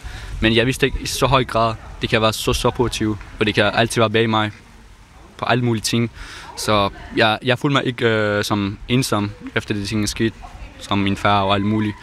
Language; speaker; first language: Danish; non-native, fluent; Persian